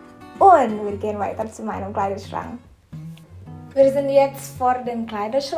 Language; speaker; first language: German; non-native, fluent; Indonesian